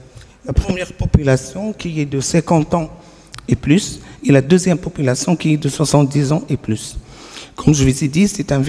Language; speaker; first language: French; non-native, local second language; Arabic